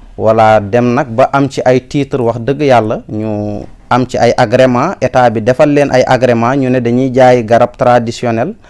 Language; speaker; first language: Wolof; non-native, local second language; Fula